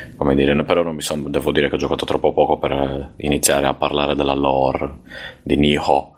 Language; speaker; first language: Italian; native; Italian